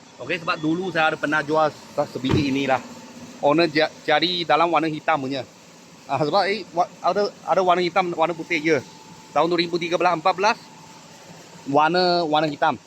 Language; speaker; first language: Malay; non-native, fluent; Chinese